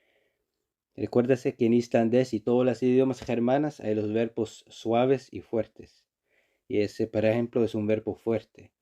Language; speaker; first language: Spanish; non-native, learner; Icelandic